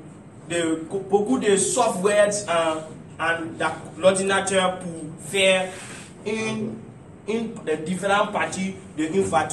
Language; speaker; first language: French; non-native, learner; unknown